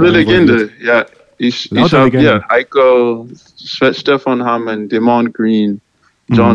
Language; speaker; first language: German; non-native, learner; English